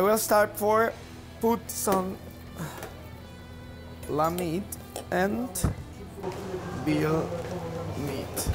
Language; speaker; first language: English; non-native, learner; Spanish